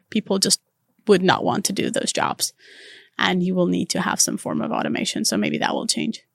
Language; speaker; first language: English; non-native, fluent; Armenian